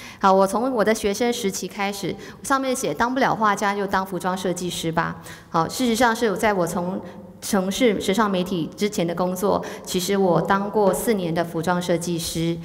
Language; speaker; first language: Chinese; native; Chinese